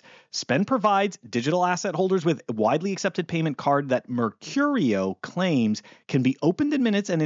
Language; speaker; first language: English; native; English